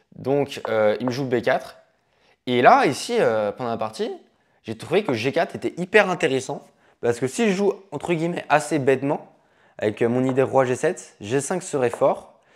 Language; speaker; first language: French; native; French